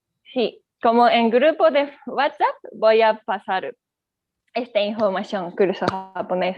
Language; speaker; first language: Spanish; non-native, learner; Japanese